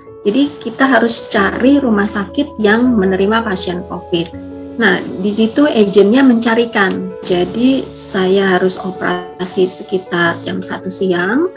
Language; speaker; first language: Indonesian; native; Indonesian